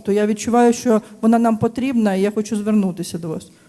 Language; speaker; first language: Ukrainian; native; Ukrainian